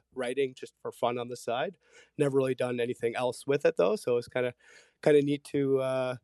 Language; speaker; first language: English; early bilingual, other home language; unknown